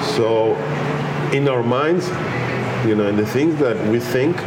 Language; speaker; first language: English; non-native, fluent; Spanish